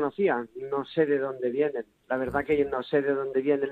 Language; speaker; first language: Spanish; native; Spanish